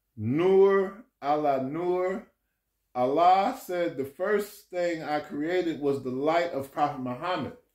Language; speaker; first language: English; native; English